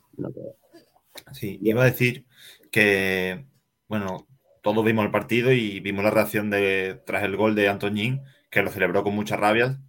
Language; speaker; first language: Spanish; native; Spanish